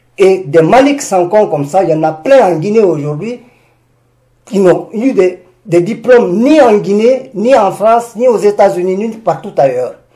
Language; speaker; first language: French; non-native, local second language; Susu